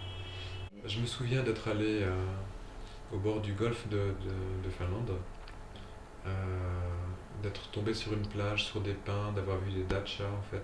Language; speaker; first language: French; native; French